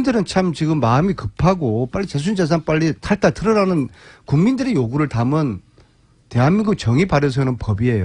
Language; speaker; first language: Korean; native; Korean